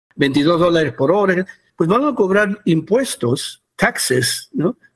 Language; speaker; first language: Spanish; early bilingual, heritage; Spanish